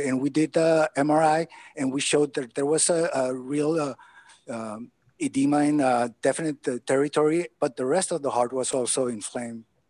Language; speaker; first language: English; non-native, fluent; Spanish